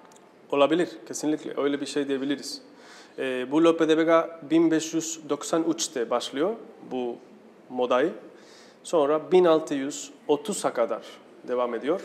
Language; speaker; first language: Turkish; non-native, fluent; Spanish